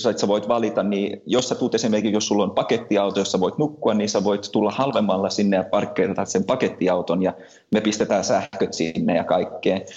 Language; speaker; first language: Finnish; early bilingual, heritage; Finnish